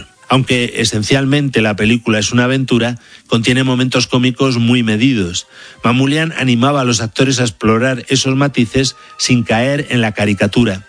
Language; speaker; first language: Spanish; native; Spanish